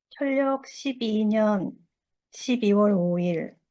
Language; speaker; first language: Korean; native; Korean